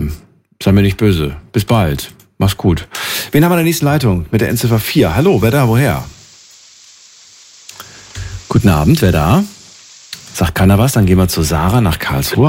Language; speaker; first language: German; native; German